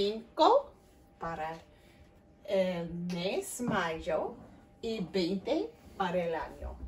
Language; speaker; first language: Spanish; non-native, fluent; English